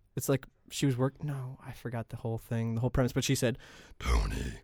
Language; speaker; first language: English; early bilingual, other home language; Swedish